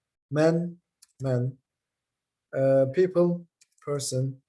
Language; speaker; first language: English; non-native, fluent; Turkish